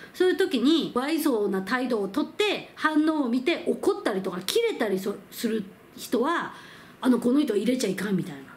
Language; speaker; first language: Japanese; non-native, fluent; Korean